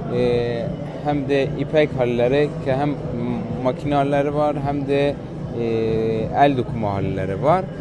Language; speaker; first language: Turkish; non-native, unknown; Persian